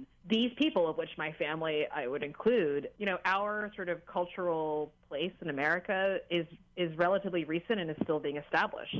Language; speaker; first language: English; native; English